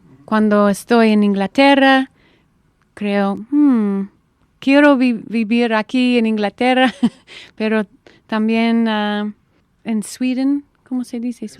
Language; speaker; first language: Spanish; non-native, learner; English